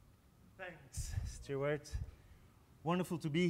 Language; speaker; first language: English; non-native, fluent; French